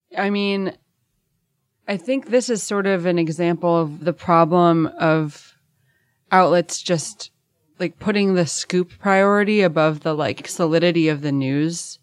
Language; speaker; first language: English; native; English